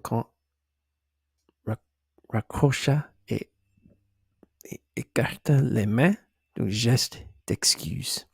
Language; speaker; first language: French; non-native, learner; English